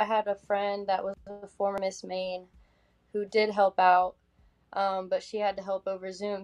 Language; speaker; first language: English; native; English